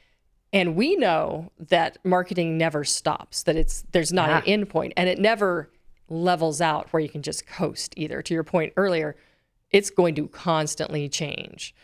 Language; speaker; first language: English; native; English